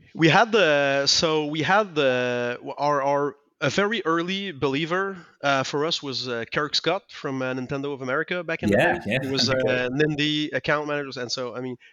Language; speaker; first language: English; non-native, fluent; French